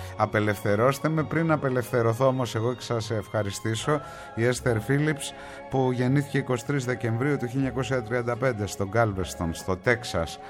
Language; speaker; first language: Greek; native; Greek